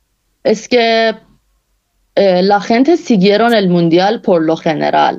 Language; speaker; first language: Spanish; non-native, fluent; Persian